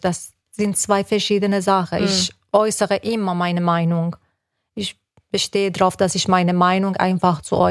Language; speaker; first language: German; non-native, fluent; Persian